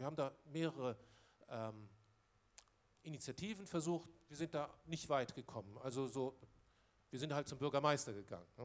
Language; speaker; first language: German; non-native, local second language; Luxembourgish